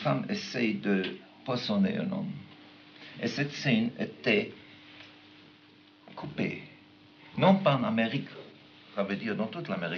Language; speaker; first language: French; non-native, fluent; German